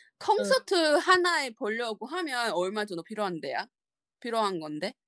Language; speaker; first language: Korean; non-native, fluent; Chinese